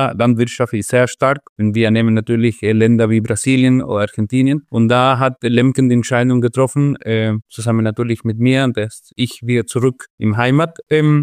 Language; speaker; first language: German; non-native, fluent; Spanish